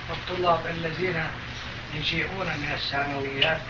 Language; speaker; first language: Arabic; non-native, fluent; Turkish